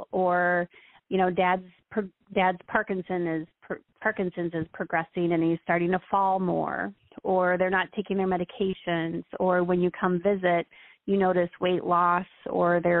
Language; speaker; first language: English; native; English